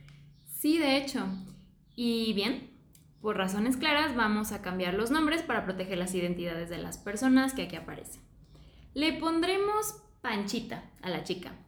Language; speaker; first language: Spanish; native; Spanish